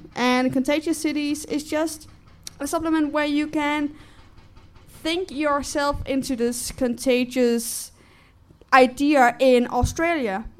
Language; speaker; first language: English; non-native, fluent; Danish